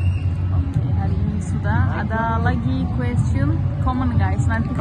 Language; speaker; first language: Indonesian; non-native, learner; Turkish